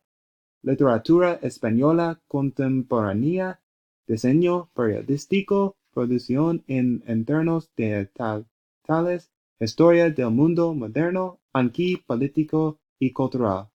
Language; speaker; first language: Spanish; non-native, learner; English